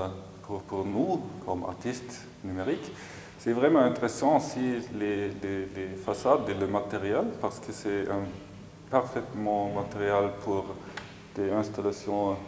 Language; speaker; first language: French; non-native, fluent; German